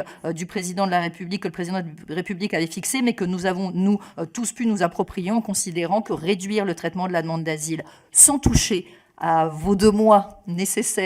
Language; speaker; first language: French; native; French